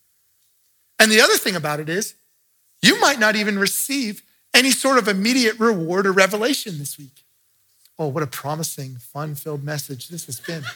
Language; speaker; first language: English; native; English